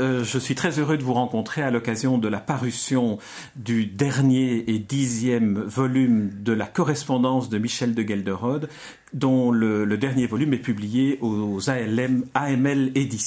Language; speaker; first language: French; native; French